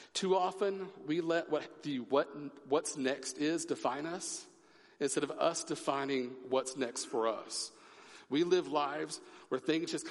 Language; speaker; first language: English; native; English